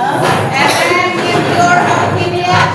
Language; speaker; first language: English; non-native, learner; Indonesian